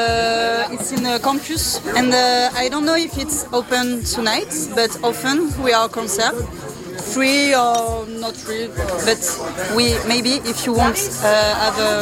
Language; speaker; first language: English; non-native, learner; French